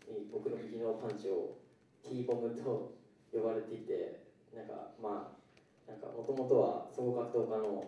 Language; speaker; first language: Japanese; native; Japanese